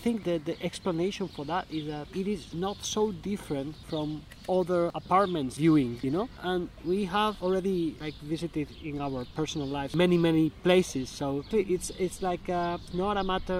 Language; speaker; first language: English; non-native, fluent; Spanish